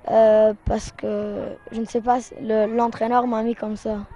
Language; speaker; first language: French; non-native, fluent; Arabic